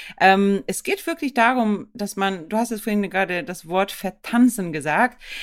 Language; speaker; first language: German; non-native, fluent; Swedish